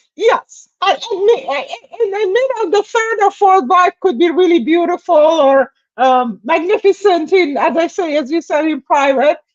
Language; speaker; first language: English; non-native, fluent; Persian